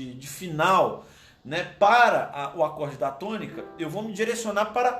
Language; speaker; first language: Portuguese; native; Portuguese